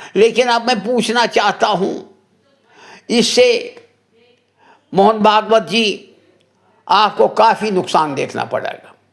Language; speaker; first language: Hindi; non-native, local second language; Kashmiri